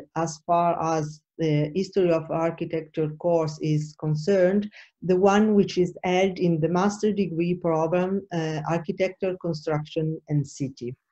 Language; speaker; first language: English; non-native, fluent; Italian